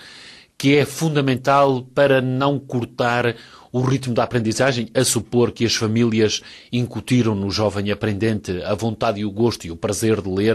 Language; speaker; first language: Portuguese; native; Portuguese